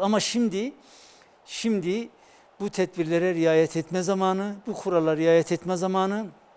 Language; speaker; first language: Turkish; native; Turkish